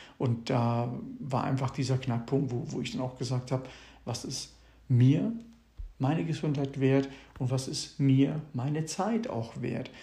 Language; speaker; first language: German; early bilingual, other home language; Italian